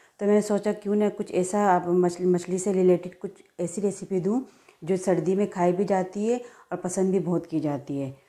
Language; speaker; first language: Urdu; native; Urdu